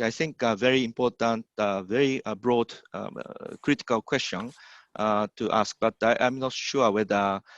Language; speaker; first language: English; non-native, fluent; Japanese